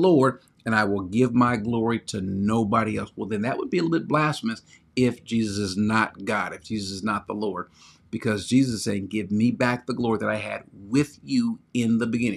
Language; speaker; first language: English; native; English